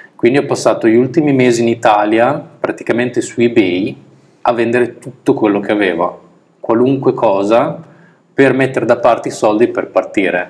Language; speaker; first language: Italian; native; Italian